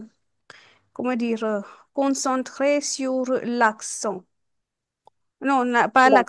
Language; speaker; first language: French; non-native, fluent; Hindi